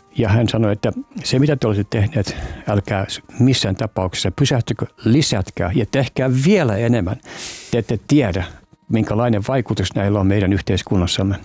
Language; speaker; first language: Finnish; native; Finnish